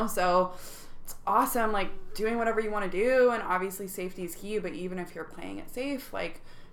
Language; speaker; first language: English; native; English